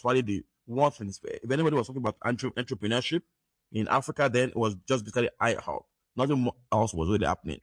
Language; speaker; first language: English; non-native, local second language; Yoruba